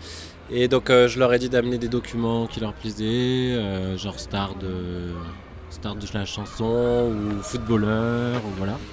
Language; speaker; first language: French; native; French